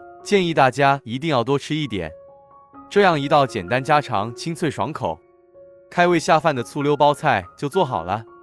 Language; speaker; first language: Chinese; native; Chinese